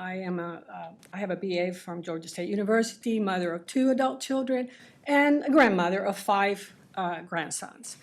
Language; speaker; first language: English; early bilingual, other home language; Spanish